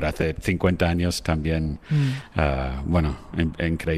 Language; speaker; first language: Spanish; non-native, fluent; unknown